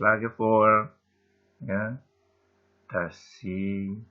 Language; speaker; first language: German; non-native, fluent; Indonesian